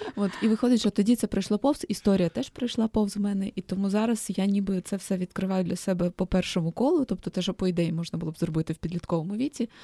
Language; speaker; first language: Ukrainian; native; Ukrainian